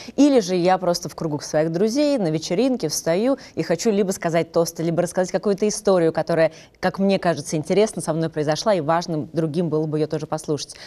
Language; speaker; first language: Russian; native; Russian